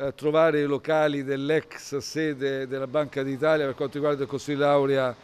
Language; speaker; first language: Italian; native; Italian